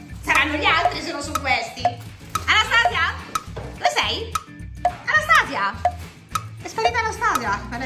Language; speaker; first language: Italian; native; Italian